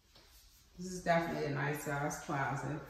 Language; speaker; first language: English; native; English